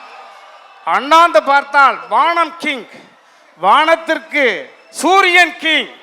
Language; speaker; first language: Tamil; native; Tamil